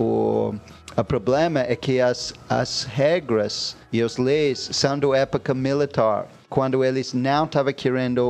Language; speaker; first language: Portuguese; non-native, fluent; English